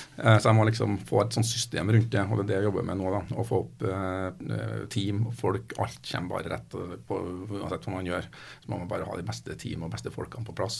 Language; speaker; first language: Norwegian; native; Norwegian